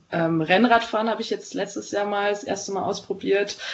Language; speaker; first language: German; native; German